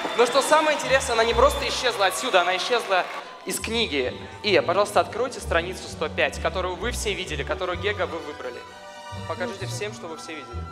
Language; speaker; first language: Russian; native; Russian